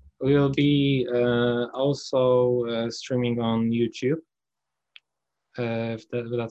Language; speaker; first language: English; non-native, fluent; Polish